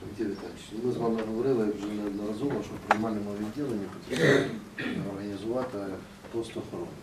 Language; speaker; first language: Ukrainian; native; Ukrainian